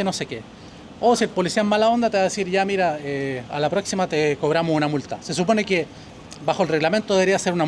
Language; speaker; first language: Spanish; native; Spanish